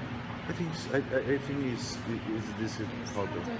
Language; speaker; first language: English; non-native, learner; Spanish